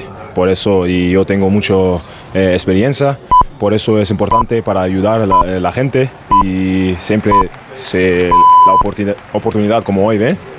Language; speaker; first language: Spanish; non-native, learner; German